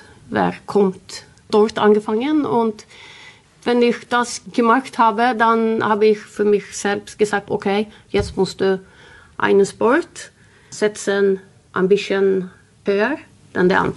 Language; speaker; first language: German; non-native, learner; Swedish